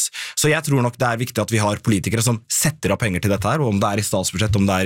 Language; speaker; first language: Norwegian; native; Norwegian